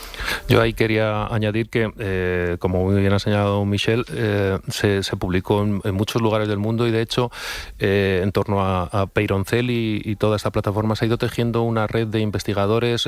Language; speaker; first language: Spanish; native; Spanish